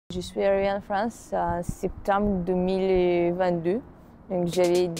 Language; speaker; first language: French; non-native, fluent; Russian